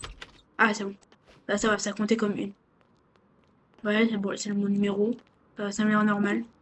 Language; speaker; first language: French; native; French